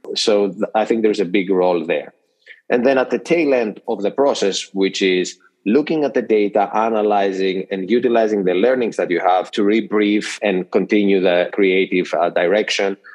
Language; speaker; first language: English; non-native, fluent; Greek